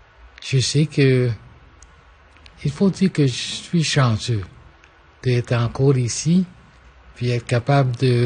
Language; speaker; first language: French; non-native, local second language; English